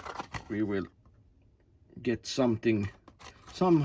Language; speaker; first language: English; non-native, learner; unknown